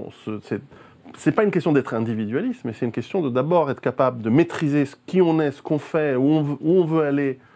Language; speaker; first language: French; native; French